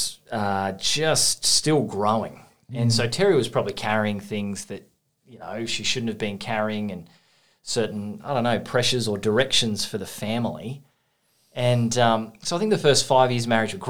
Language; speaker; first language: English; native; English